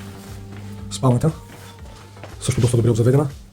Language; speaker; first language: Bulgarian; native; Bulgarian